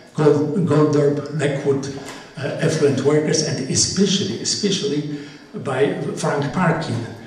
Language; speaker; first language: English; non-native, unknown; Polish